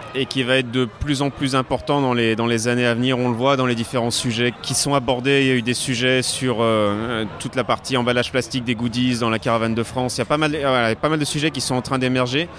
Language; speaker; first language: French; native; French